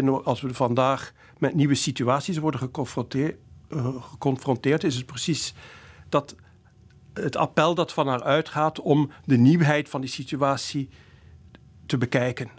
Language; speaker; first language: Dutch; native; Dutch